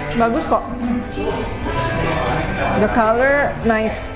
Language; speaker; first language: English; non-native, learner; Indonesian